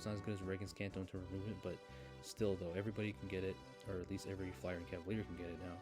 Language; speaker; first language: English; native; English